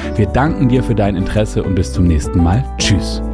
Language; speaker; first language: German; native; German